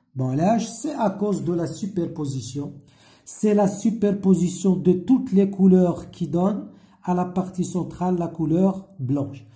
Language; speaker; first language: French; non-native, local second language; Arabic